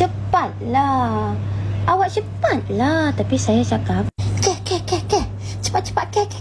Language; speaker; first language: Malay; native; Malay